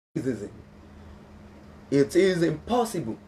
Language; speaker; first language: English; non-native, local second language; Yoruba